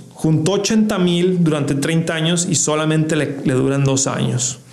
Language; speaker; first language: Spanish; native; Spanish